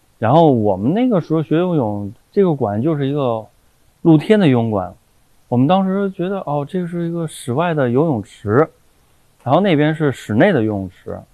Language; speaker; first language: Chinese; native; Chinese